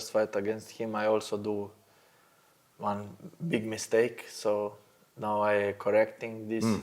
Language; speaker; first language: English; non-native, learner; Slovenian